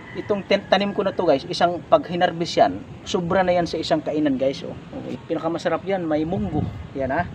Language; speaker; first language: Filipino; non-native, local second language; Cebuano